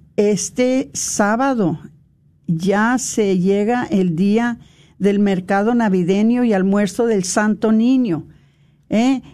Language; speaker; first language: Spanish; early bilingual, heritage; Spanish